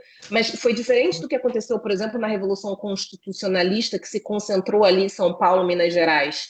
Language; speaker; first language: Portuguese; native; Portuguese